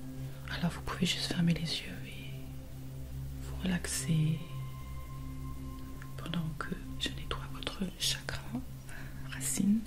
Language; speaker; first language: French; native; French